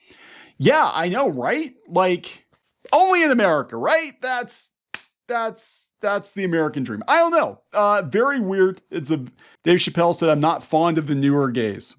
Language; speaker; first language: English; native; English